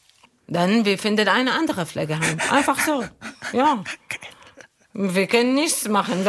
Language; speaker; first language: German; non-native, fluent; Arabic